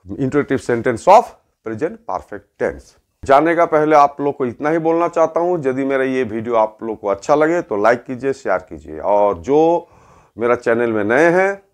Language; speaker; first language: Hindi; native; Hindi